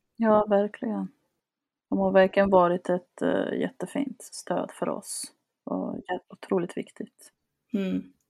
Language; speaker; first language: Swedish; early bilingual, other home language; Spanish